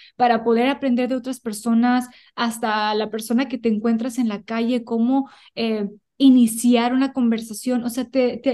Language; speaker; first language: Spanish; early bilingual, heritage; Spanish